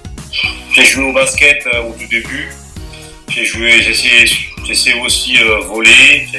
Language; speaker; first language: French; non-native, local second language; Malagasy